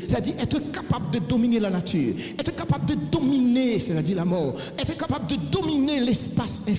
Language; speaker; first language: French; non-native, local second language; Haitian Creole